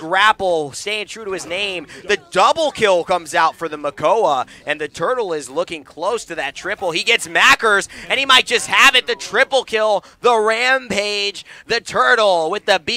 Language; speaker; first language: English; native; English